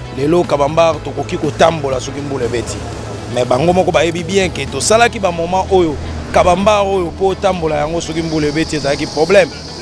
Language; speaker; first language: Lingala; native; Lingala